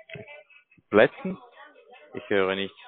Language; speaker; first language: German; non-native, learner; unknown